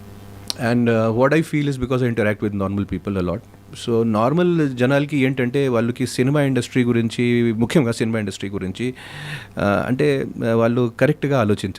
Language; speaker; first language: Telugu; non-native, fluent; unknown